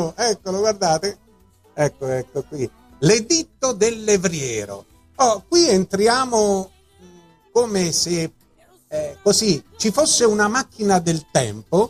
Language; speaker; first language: Italian; native; Italian